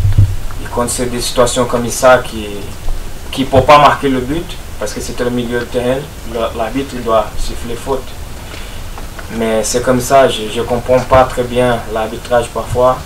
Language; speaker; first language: French; non-native, fluent; Portuguese